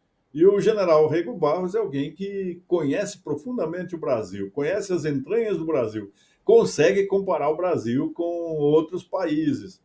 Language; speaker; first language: Portuguese; native; Portuguese